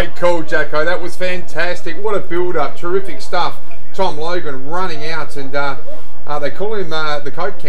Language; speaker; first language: English; native; English